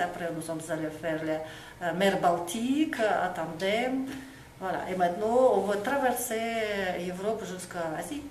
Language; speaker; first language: French; non-native, fluent; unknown